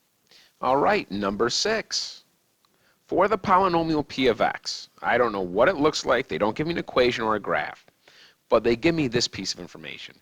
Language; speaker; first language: English; native; English